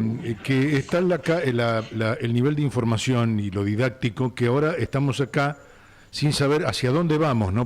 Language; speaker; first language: Spanish; native; Spanish